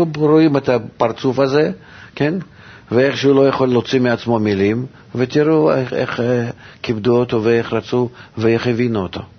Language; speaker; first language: Hebrew; non-native, fluent; Russian